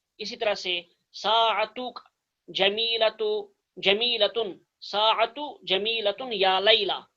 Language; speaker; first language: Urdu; non-native, local second language; Kashmiri